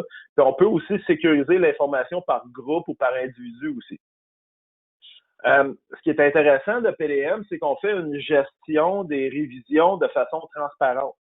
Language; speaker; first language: French; native; French